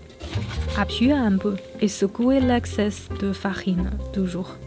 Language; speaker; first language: French; non-native, fluent; Chinese